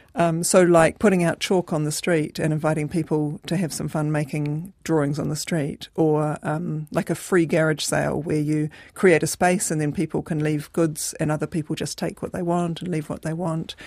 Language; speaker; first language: English; native; English